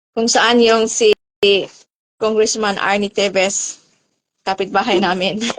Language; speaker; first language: Filipino; non-native, local second language; Cebuano